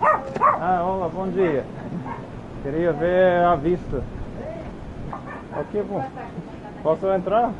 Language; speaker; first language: Portuguese; non-native, learner; English